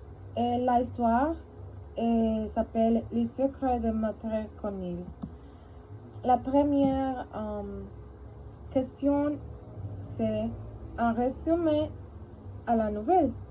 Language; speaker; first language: French; non-native, learner; Spanish